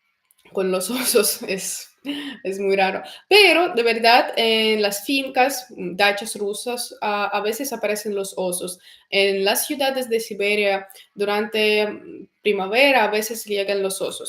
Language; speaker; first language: Spanish; non-native, fluent; Russian